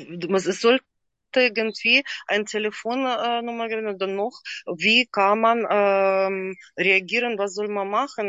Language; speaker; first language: German; non-native, learner; Russian